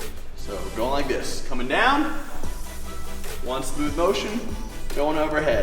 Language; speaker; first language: English; native; English